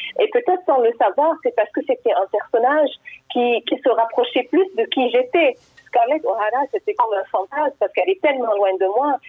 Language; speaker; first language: French; non-native, fluent; Arabic